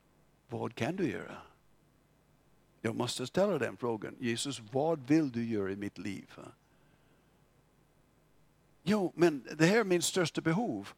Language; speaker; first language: Swedish; non-native, fluent; English